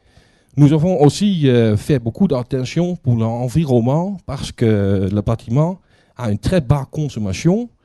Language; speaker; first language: French; non-native, learner; Dutch